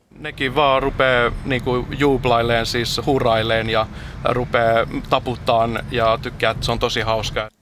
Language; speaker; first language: Finnish; early bilingual, heritage; Finnish